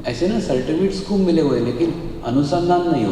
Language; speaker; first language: Hindi; native; Hindi